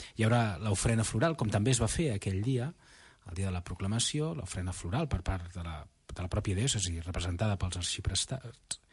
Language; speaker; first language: Catalan; native; Catalan